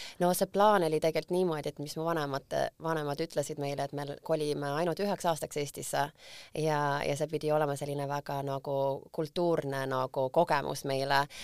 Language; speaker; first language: Estonian; early bilingual, other home language; English